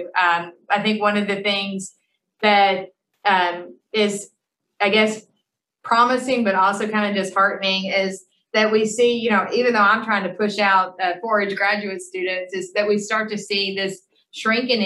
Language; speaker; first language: English; native; English